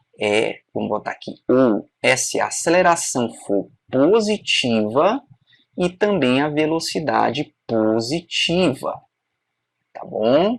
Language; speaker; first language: Portuguese; native; Portuguese